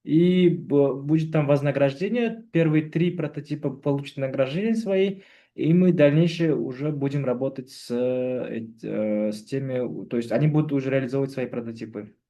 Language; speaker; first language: Russian; non-native, local second language; Uzbek